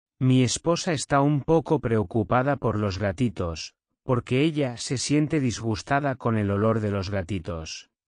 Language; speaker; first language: Spanish; non-native, learner; Turkish